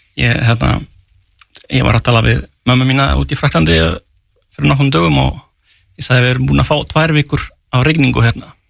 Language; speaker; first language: Icelandic; non-native, fluent; French